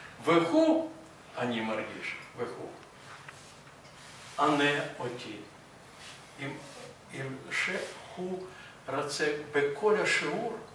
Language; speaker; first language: Hebrew; non-native, fluent; Russian